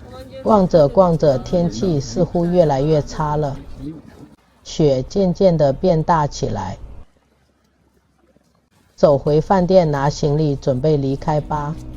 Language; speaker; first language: Chinese; native; Chinese